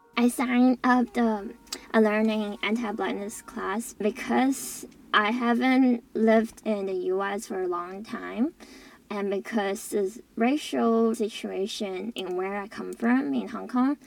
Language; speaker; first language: English; non-native, local second language; Cantonese